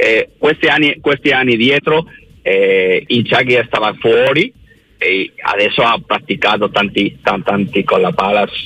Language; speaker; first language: Italian; non-native, learner; Spanish